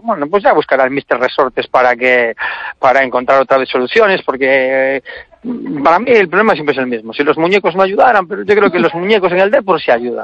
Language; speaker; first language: Spanish; native; Spanish